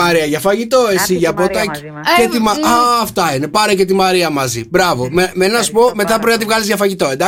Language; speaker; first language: Greek; native; Greek